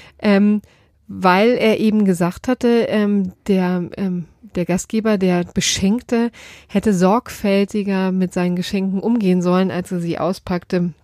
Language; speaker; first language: German; native; German